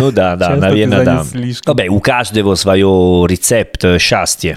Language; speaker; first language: Russian; non-native, learner; Italian